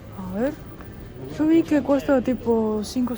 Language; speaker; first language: Spanish; non-native, fluent; Polish